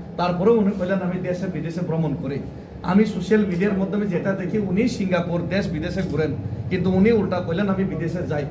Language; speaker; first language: Bangla; non-native, local second language; Kok Borok